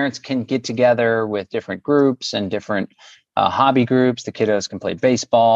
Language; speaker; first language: English; native; English